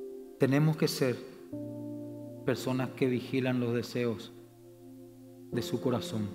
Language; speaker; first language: Spanish; native; Spanish